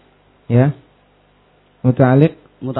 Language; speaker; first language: Arabic; non-native, fluent; Indonesian